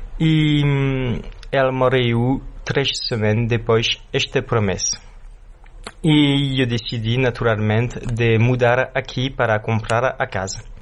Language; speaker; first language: Portuguese; early bilingual, heritage; French